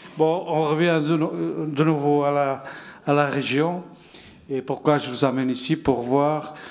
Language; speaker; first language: French; non-native, fluent; Portuguese